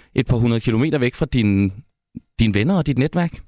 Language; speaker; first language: Danish; native; Danish